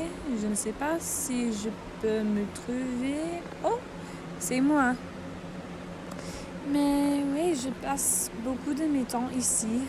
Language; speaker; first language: French; non-native, learner; English